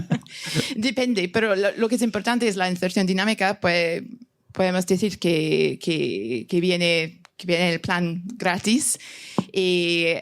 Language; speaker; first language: Spanish; non-native, fluent; English